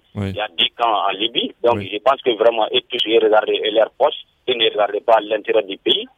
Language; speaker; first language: French; non-native, local second language; Bambara